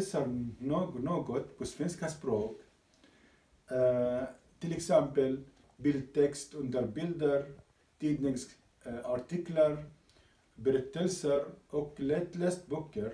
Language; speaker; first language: Swedish; non-native, learner; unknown